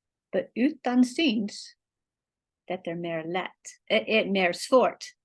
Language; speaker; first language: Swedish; non-native, learner; English